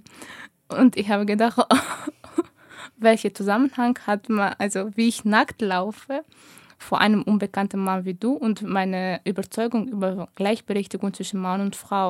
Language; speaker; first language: German; non-native, fluent; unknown